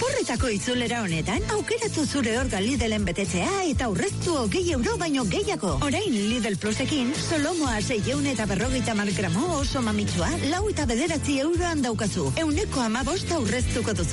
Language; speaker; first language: Basque; native; Basque